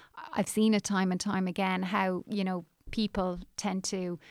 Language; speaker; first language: English; native; English